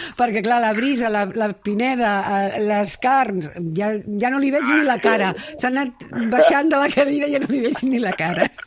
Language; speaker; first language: Catalan; native; Catalan